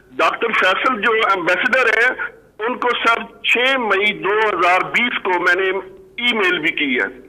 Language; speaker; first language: Urdu; non-native, local second language; Punjabi